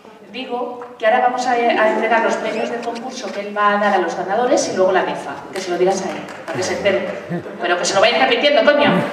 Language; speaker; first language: Spanish; native; Spanish